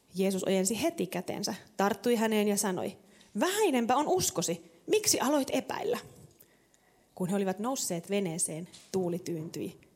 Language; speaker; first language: Finnish; native; Finnish